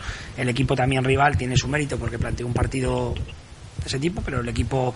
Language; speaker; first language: Spanish; native; Spanish